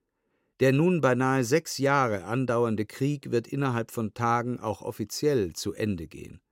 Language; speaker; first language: German; native; German